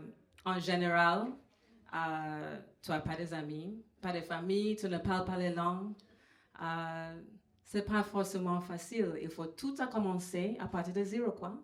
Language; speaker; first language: French; non-native, fluent; English